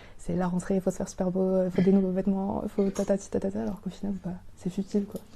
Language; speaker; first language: French; native; French